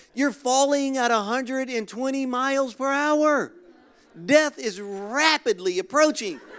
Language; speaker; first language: English; native; English